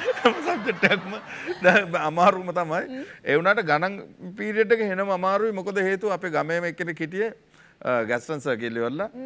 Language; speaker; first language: Sinhala; native; Sinhala